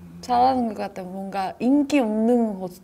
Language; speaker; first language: Korean; non-native, fluent; Japanese